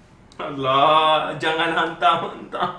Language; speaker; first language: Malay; non-native, learner; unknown